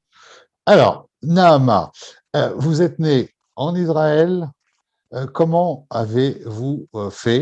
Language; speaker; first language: French; native; French